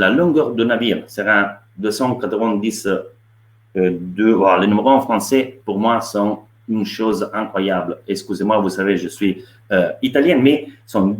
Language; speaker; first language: French; non-native, fluent; Italian